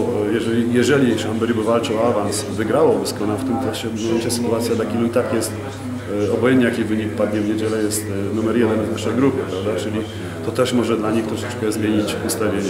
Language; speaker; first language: Polish; native; Polish